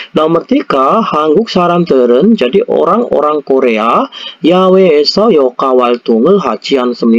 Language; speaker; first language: Korean; non-native, fluent; Indonesian